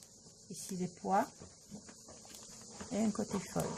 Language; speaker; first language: French; native; French